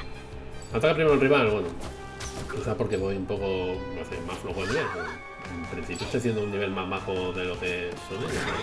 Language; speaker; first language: Spanish; native; Spanish